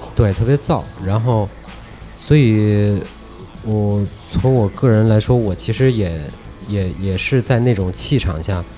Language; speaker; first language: Chinese; native; Chinese